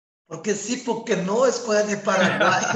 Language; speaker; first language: Spanish; non-native, learner; Portuguese